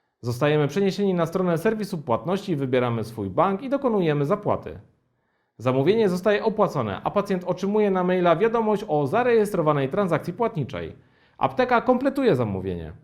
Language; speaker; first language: Polish; native; Polish